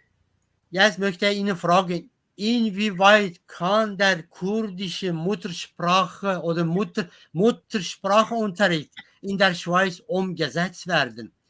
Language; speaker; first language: German; non-native, learner; Kurdish